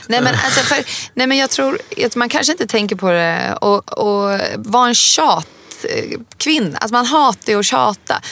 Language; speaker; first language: Swedish; native; Swedish